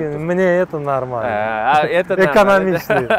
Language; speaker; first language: Russian; non-native, local second language; Uzbek